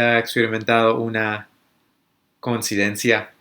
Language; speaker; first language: Spanish; early bilingual, other home language; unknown